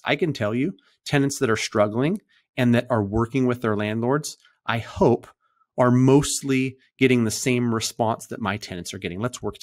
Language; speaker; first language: English; native; English